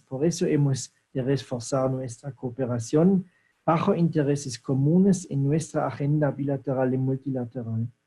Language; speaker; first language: Spanish; non-native, fluent; German